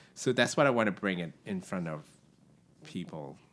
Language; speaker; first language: English; non-native, local second language; Cantonese